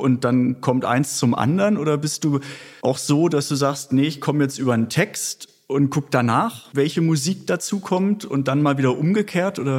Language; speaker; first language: German; native; German